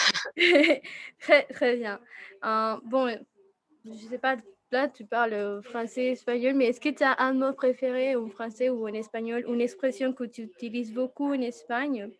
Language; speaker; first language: French; non-native, fluent; Spanish